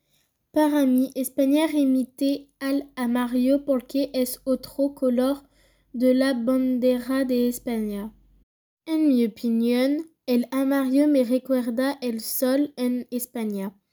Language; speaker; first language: Spanish; non-native, learner; French